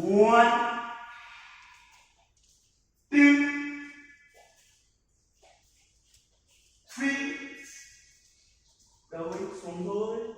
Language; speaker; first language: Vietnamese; non-native, learner; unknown